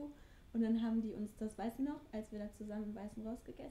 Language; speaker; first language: German; native; German